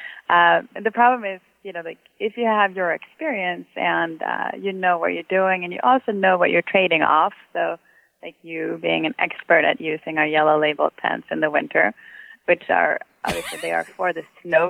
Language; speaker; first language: English; non-native, fluent; Swedish